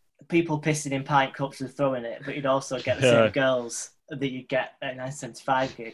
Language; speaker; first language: English; native; English